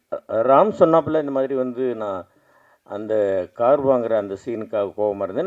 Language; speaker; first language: Tamil; native; Tamil